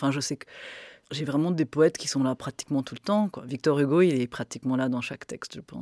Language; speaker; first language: French; native; French